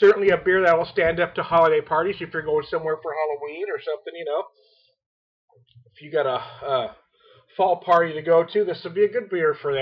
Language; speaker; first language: English; native; English